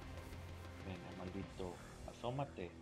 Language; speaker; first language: Spanish; native; Spanish